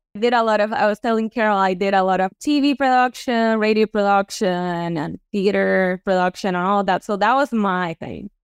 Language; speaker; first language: English; non-native, fluent; Spanish